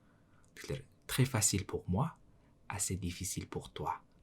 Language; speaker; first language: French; non-native, learner; Mongolian